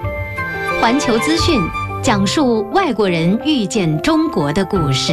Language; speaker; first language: Chinese; native; Chinese